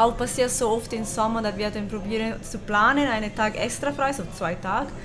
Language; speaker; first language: German; non-native, learner; Hungarian